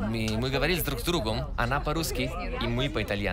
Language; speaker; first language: Russian; non-native, learner; Italian